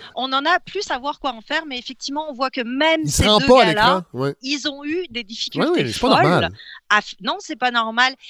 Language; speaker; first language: French; native; French